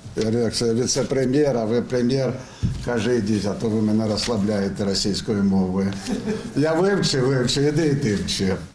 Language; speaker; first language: Ukrainian; non-native, local second language; Russian